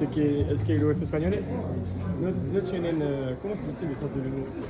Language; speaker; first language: Spanish; non-native, learner; French